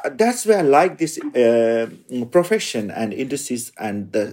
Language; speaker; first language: English; non-native, local second language; Nepali